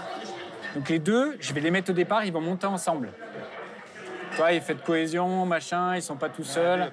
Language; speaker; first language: French; native; French